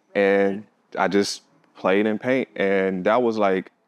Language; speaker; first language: English; native; English